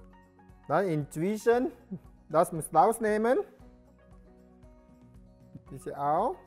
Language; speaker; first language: German; non-native, learner; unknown